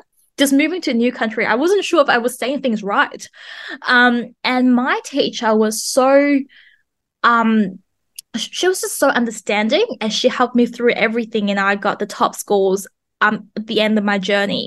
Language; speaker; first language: English; non-native, fluent; Vietnamese